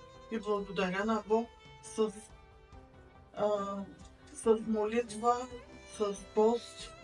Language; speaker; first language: Bulgarian; non-native, local second language; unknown